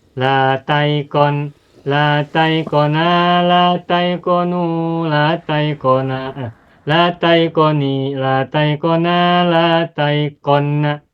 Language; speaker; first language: Arabic; non-native, fluent; Indonesian